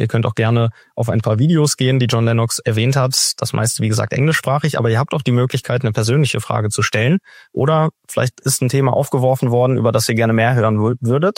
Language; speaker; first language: German; native; German